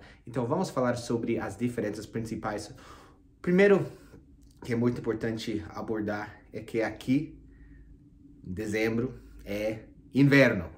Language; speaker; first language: Portuguese; non-native, fluent; English